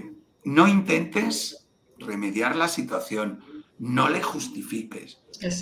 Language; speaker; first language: Spanish; native; Spanish